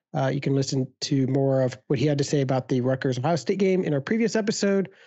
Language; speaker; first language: English; native; English